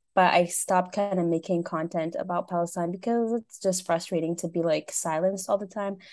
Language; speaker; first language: English; native; English